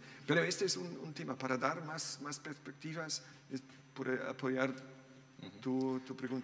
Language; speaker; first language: Spanish; non-native, learner; German